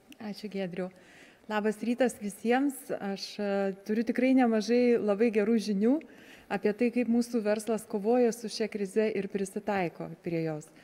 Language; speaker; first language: Lithuanian; native; Lithuanian